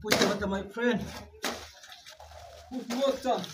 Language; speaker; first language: English; non-native, learner; Swahili